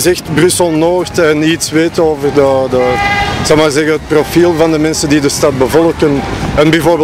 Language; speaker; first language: Dutch; native; Dutch